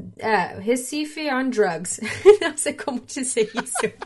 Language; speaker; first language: Portuguese; non-native, learner; English